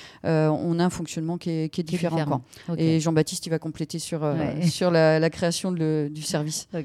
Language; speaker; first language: French; native; French